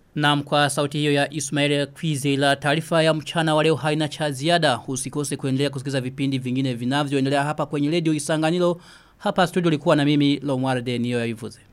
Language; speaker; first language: Swahili; non-native, local second language; Rundi